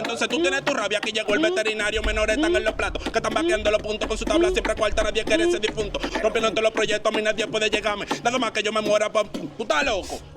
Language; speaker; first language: Spanish; native; Spanish